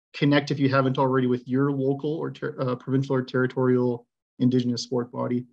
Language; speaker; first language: English; native; English